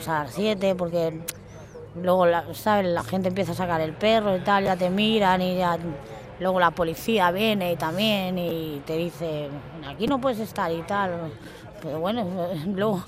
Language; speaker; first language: Spanish; native; Spanish